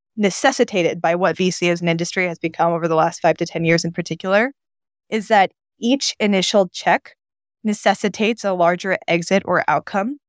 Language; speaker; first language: English; non-native, fluent; Japanese